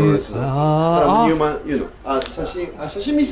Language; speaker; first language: Japanese; native; Japanese